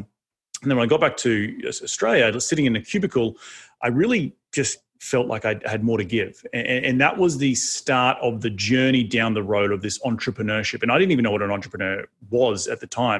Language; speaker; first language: English; native; English